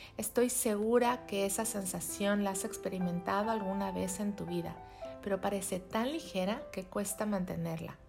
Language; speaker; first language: Spanish; native; Spanish